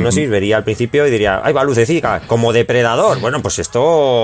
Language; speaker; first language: Spanish; native; Spanish